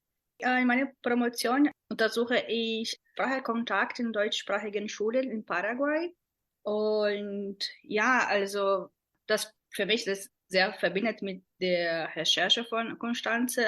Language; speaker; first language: German; non-native, fluent; Portuguese